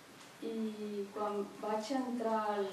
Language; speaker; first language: Catalan; early bilingual, other home language; Chinese